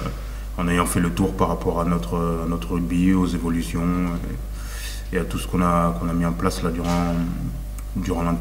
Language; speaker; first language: French; native; French